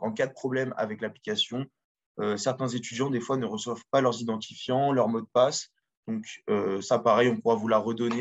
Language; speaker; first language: French; native; French